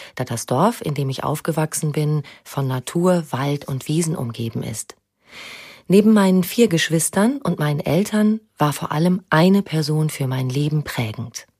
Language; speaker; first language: German; native; German